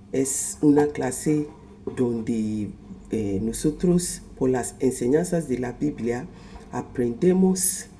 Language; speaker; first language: Spanish; non-native, fluent; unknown